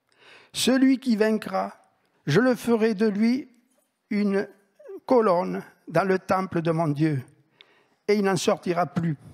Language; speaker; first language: French; native; French